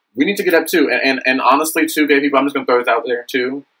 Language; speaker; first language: English; native; English